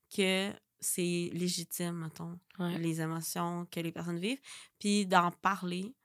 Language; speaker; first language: French; native; French